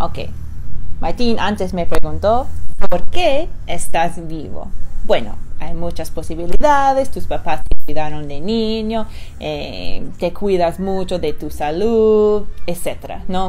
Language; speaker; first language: Spanish; non-native, fluent; English